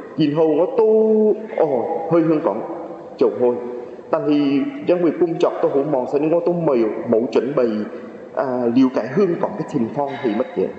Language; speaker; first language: Cantonese; non-native, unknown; Vietnamese